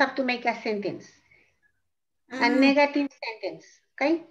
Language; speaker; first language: English; non-native, fluent; Spanish